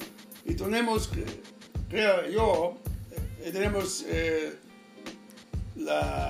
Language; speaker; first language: Spanish; non-native, fluent; English